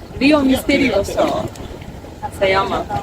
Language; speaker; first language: Spanish; non-native, learner; Turkish